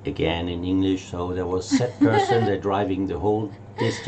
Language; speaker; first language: English; non-native, learner; German